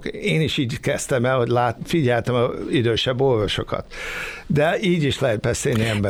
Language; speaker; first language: Hungarian; early bilingual, other home language; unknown